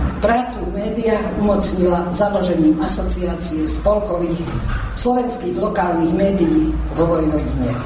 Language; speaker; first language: Slovak; early bilingual, heritage; Slovak